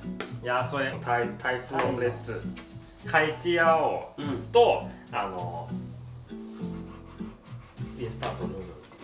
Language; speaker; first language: Japanese; non-native, learner; Thai